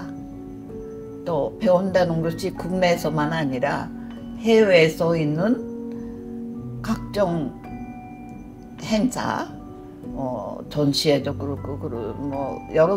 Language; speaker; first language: Korean; early bilingual, heritage; Korean